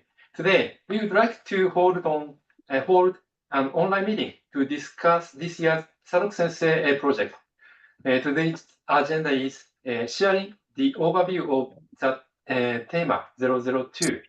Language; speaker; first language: English; non-native, fluent; Japanese